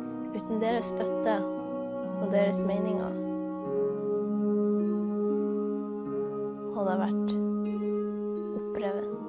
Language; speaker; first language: Norwegian; early bilingual, other home language; Somali